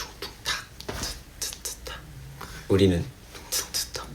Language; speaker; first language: Korean; non-native, fluent; Japanese